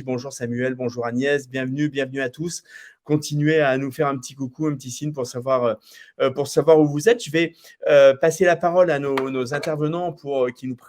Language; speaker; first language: French; native; French